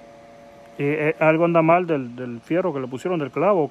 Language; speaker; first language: Spanish; native; Spanish